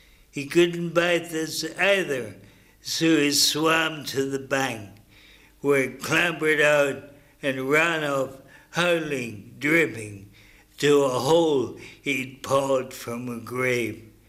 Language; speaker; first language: English; native; English